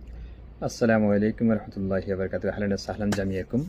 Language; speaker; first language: Arabic; non-native, learner; Bangla